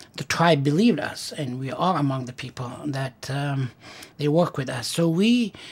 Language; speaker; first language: English; non-native, fluent; Pashto